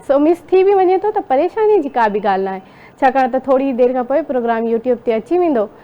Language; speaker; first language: Sindhi; non-native, local second language; Urdu